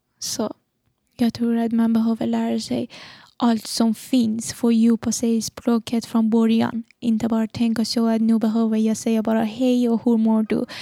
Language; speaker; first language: Swedish; non-native, fluent; Persian